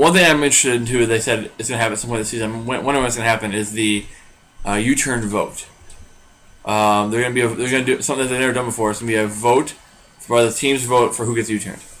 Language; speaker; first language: English; native; English